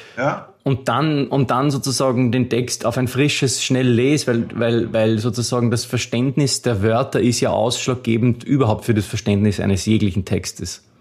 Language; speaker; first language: German; native; German